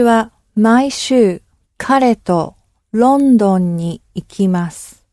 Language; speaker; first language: Japanese; non-native, learner; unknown